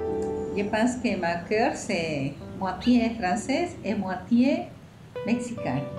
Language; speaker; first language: French; non-native, learner; Spanish